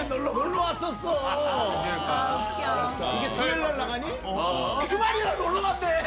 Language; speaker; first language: Korean; native; Korean